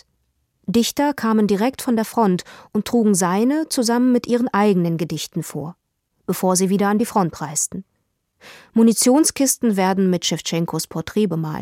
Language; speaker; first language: German; native; German